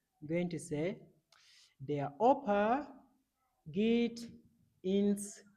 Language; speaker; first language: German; non-native, fluent; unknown